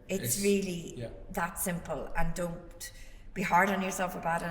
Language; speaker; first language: English; native; English